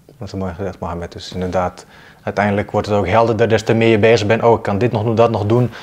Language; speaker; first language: Dutch; early bilingual, other home language; Bosnian